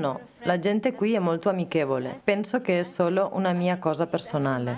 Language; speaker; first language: Italian; non-native, fluent; Polish